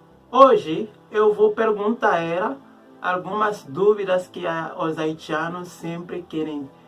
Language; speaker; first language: Portuguese; non-native, learner; Haitian Creole